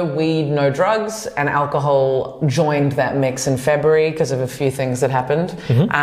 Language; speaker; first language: English; native; English